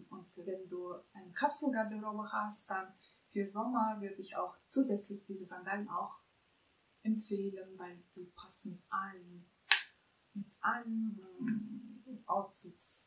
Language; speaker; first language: German; non-native, fluent; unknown